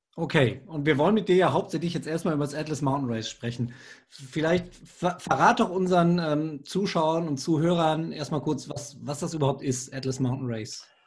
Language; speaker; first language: German; native; German